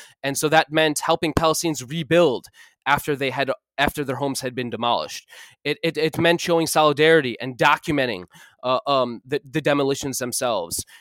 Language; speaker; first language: English; native; English